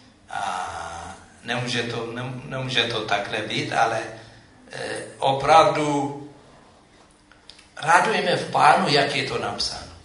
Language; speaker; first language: Czech; non-native, fluent; Amharic